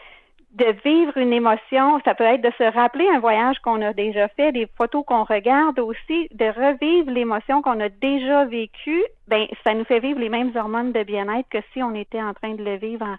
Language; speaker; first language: French; native; French